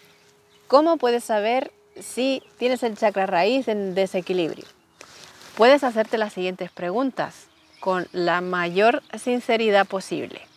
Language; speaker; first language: Spanish; native; Spanish